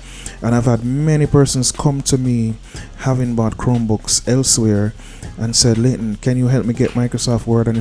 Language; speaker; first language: English; native; English